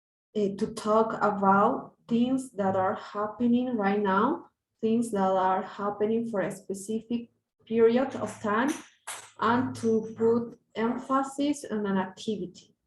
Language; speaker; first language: English; non-native, learner; Spanish